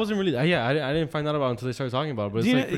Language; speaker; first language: English; native; English